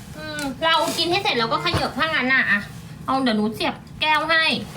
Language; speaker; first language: Thai; native; Thai